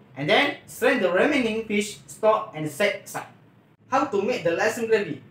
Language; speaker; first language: English; non-native, local second language; Malay